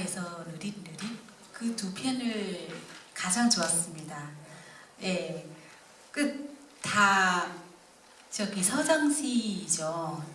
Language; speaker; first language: Korean; non-native, fluent; Vietnamese